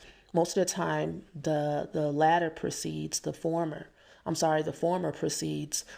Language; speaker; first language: English; native; English